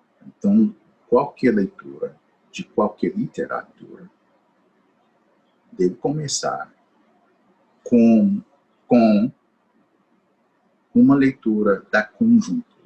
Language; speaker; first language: Portuguese; non-native, fluent; English